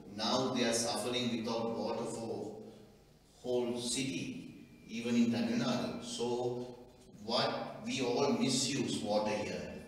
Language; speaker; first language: English; non-native, local second language; Sinhala